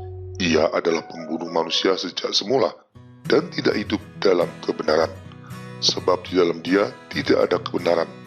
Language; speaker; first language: Indonesian; native; Indonesian